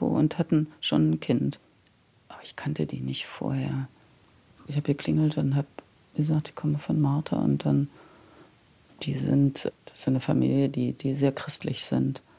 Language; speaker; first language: German; native; German